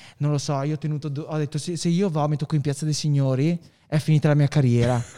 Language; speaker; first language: Italian; native; Italian